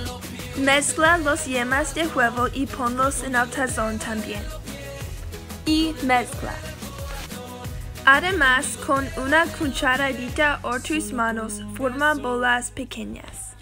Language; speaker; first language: Spanish; non-native, learner; English